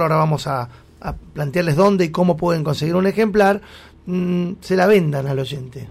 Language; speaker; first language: Spanish; native; Spanish